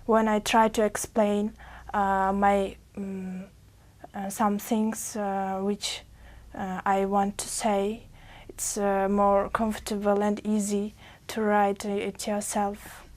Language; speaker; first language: English; non-native, learner; Uzbek